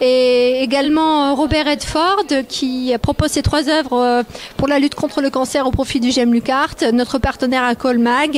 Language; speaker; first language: French; native; French